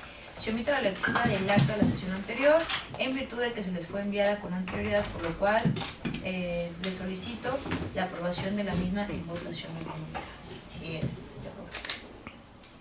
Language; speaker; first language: Spanish; native; Spanish